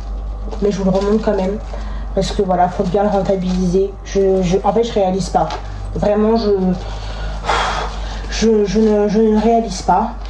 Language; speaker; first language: French; native; French